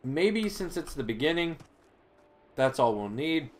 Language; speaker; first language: English; native; English